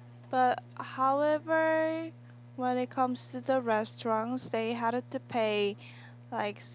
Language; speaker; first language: English; non-native, learner; Korean